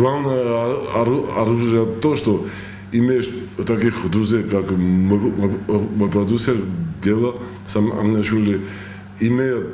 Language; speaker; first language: Russian; non-native, local second language; Georgian